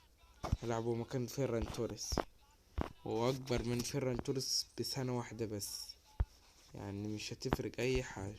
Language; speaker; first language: Arabic; native; Arabic